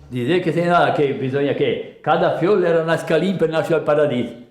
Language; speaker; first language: Italian; early bilingual, heritage; Italian